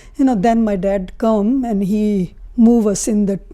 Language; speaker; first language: English; non-native, local second language; Punjabi